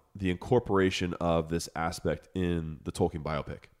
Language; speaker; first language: English; native; English